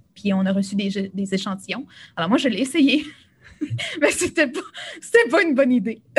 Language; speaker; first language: French; native; French